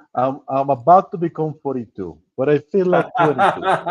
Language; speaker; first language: English; non-native, fluent; Spanish